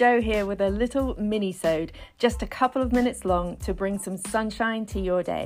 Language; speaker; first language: English; native; English